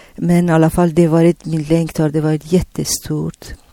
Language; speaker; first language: Swedish; non-native, learner; Persian